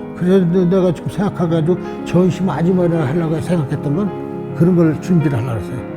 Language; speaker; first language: Korean; native; Korean